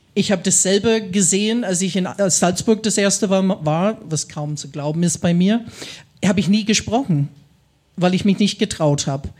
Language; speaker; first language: German; non-native, fluent; English